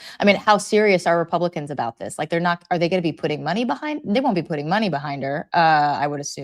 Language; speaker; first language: English; native; English